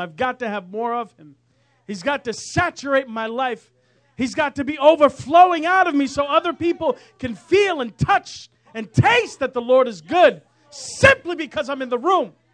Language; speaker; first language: English; native; English